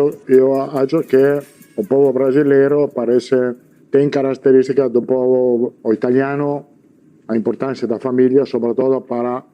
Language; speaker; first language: Portuguese; non-native, learner; Italian